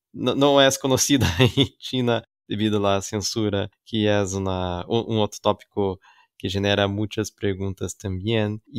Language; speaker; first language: Spanish; non-native, fluent; Portuguese